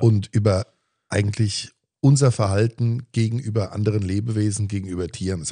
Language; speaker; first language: German; native; German